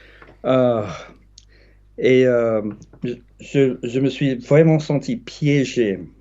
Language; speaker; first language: French; non-native, fluent; English